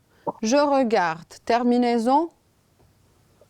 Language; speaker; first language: French; non-native, fluent; Romanian